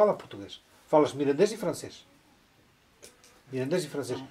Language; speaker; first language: Portuguese; non-native, local second language; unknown